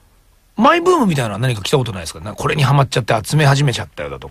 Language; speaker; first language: Japanese; native; Japanese